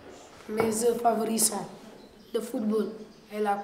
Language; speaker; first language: French; non-native, local second language; Fula